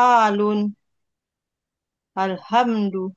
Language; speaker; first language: Arabic; non-native, learner; Indonesian